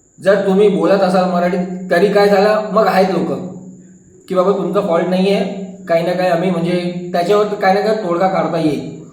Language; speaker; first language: Marathi; non-native, local second language; Hindi